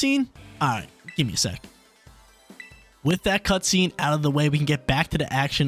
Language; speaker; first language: English; native; English